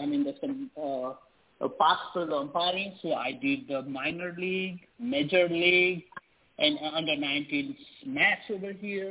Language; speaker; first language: English; non-native, local second language; Nepali